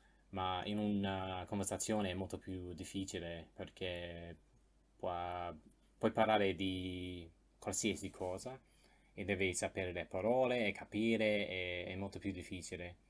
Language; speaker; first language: Italian; non-native, learner; English